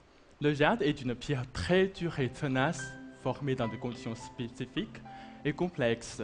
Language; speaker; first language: French; non-native, fluent; Chinese